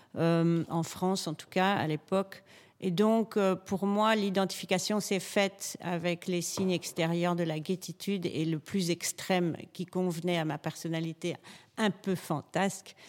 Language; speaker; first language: French; native; French